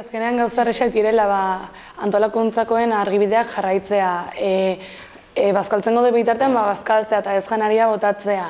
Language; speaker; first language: Basque; native; Basque